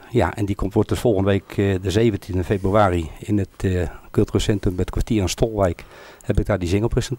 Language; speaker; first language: Dutch; native; Dutch